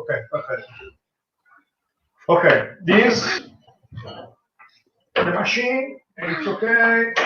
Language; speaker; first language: English; non-native, learner; Italian